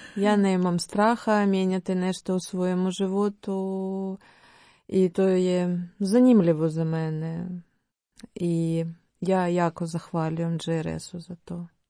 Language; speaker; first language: Croatian; non-native, learner; Ukrainian